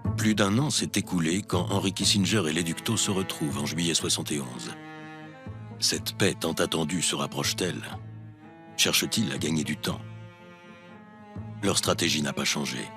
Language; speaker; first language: French; native; French